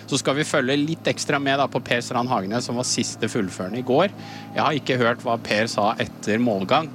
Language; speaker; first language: Norwegian; native; Norwegian